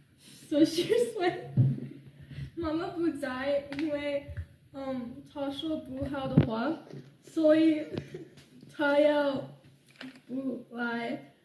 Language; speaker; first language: Chinese; non-native, learner; English